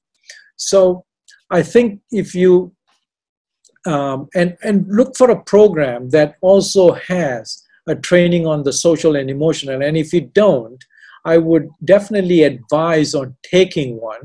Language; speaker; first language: English; non-native, local second language; Tamil